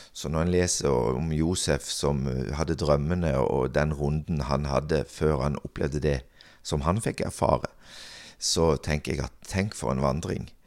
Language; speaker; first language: Norwegian; native; Norwegian